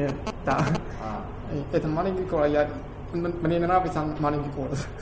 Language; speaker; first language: Russian; non-native, learner; Chinese